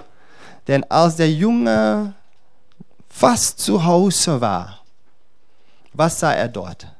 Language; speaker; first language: German; non-native, fluent; Dutch